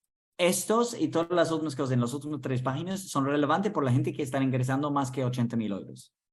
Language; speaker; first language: Spanish; non-native, fluent; English